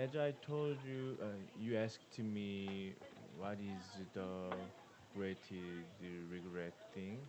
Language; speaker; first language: English; non-native, learner; Korean